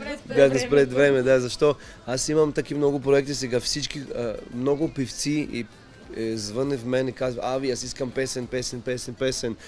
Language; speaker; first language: Bulgarian; non-native, learner; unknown